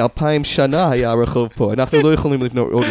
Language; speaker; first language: Hebrew; non-native, fluent; English